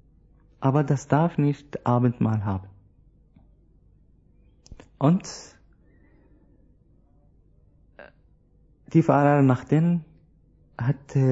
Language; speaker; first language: German; non-native, learner; Arabic